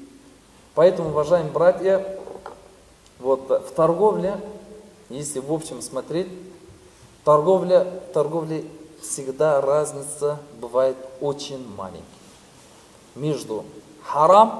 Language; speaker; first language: Russian; non-native, fluent; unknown